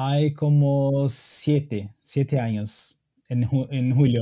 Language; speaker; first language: Spanish; non-native, fluent; Portuguese